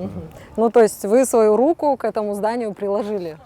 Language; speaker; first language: Russian; native; Russian